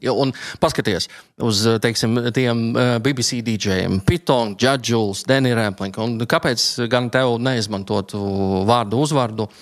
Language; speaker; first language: Latvian; non-native, local second language; Russian